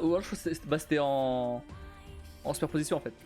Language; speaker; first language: French; native; French